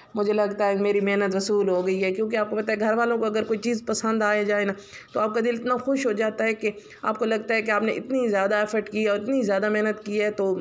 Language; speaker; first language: Urdu; non-native, local second language; Punjabi